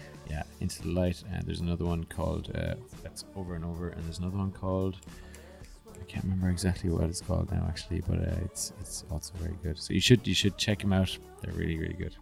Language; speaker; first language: English; native; English